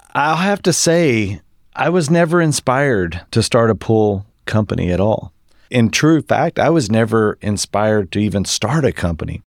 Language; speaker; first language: English; native; English